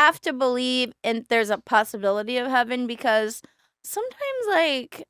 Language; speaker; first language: English; native; English